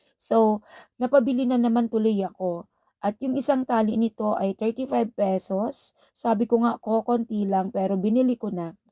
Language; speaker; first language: Filipino; native; Filipino